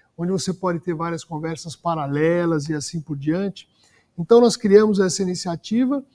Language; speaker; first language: Portuguese; native; Portuguese